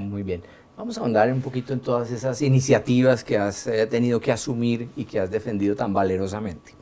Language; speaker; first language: Spanish; native; Spanish